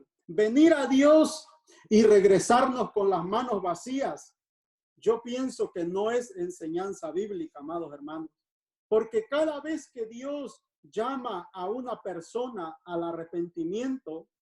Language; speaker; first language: Spanish; native; Spanish